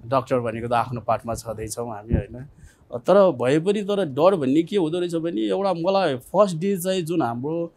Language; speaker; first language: Nepali; non-native, local second language; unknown